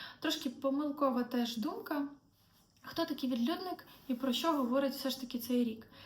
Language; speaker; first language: Ukrainian; non-native, local second language; Russian